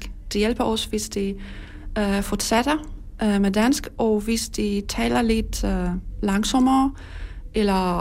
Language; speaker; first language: Danish; non-native, learner; Polish